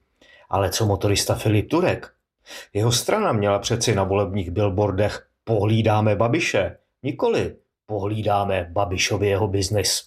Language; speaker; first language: Czech; native; Czech